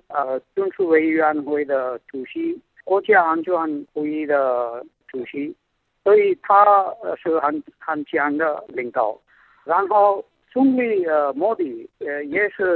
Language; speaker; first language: Chinese; non-native, fluent; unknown